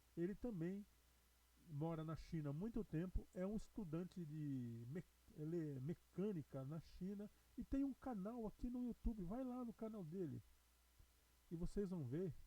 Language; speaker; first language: Portuguese; native; Portuguese